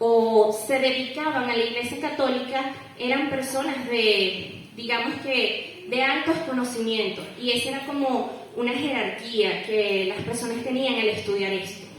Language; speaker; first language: Spanish; native; Spanish